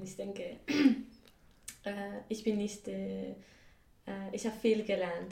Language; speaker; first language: German; non-native, fluent; Spanish